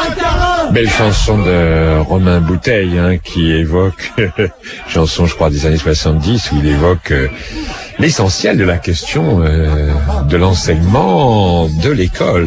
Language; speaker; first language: French; native; French